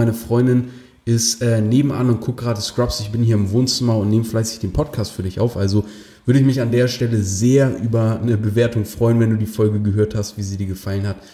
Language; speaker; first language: German; native; German